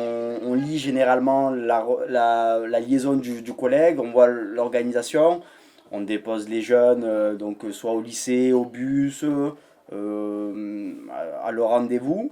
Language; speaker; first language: French; native; French